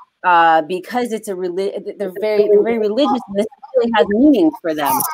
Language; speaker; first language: English; native; English